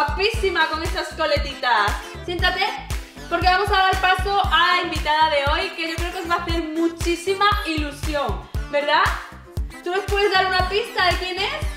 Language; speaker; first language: Spanish; native; Spanish